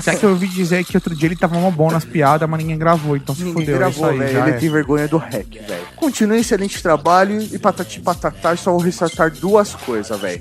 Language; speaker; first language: Portuguese; native; Portuguese